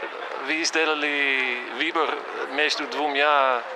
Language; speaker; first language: Russian; non-native, fluent; Dutch